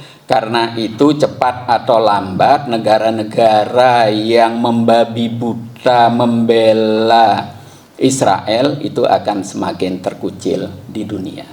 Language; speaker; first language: Indonesian; native; Indonesian